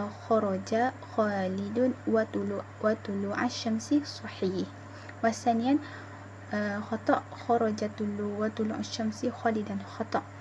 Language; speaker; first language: Arabic; non-native, learner; Malay